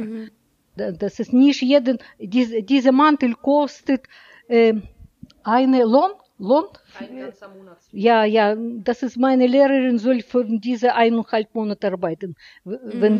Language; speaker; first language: German; non-native, learner; Russian